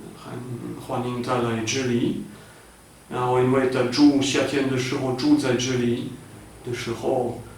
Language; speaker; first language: Chinese; non-native, fluent; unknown